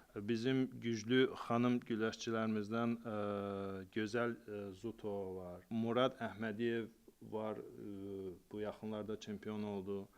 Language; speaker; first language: Azerbaijani; non-native, local second language; Avaric